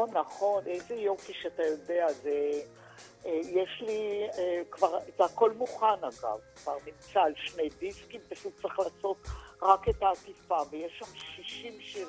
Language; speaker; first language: Hebrew; native; Hebrew